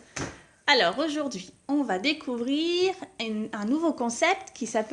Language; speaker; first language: French; native; French